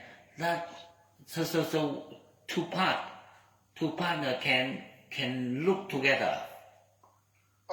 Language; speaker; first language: English; non-native, learner; Vietnamese